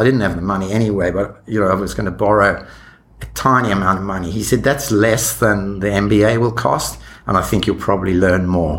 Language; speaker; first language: English; native; English